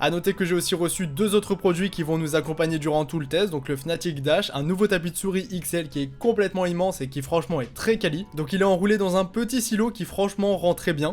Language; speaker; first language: French; native; French